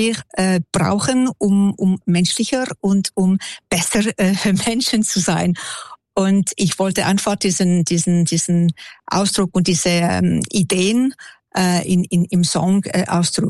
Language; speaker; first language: German; non-native, local second language; French